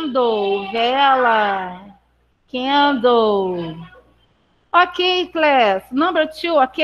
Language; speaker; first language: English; non-native, fluent; Portuguese